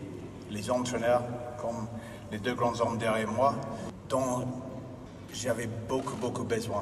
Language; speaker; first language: French; non-native, fluent; English